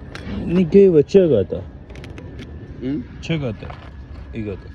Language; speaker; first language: Chinese; non-native, learner; Urdu